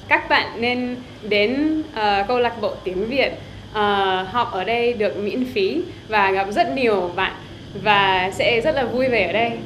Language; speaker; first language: Vietnamese; non-native, learner; English